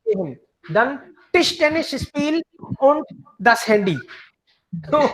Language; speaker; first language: German; non-native, fluent; Hindi